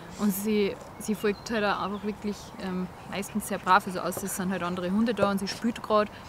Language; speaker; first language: German; native; German